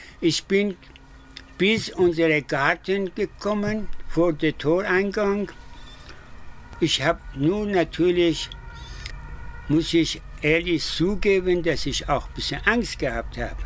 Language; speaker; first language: German; non-native, learner; Persian